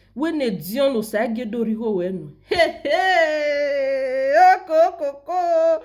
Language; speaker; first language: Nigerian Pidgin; non-native, local second language; Yoruba